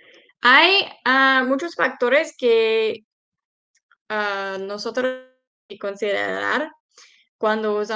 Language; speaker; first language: Spanish; non-native, fluent; English